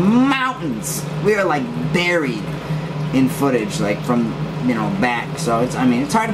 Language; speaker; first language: English; native; English